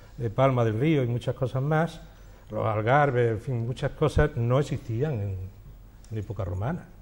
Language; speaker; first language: Spanish; native; Spanish